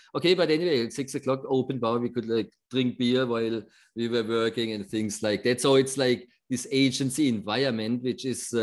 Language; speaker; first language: English; non-native, fluent; German